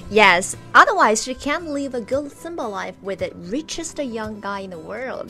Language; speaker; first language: English; non-native, fluent; Chinese